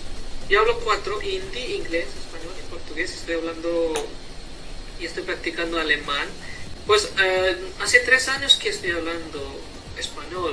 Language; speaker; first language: Spanish; non-native, fluent; Hindi